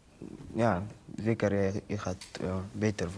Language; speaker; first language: Dutch; non-native, learner; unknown